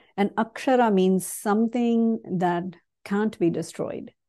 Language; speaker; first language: English; non-native, local second language; Kannada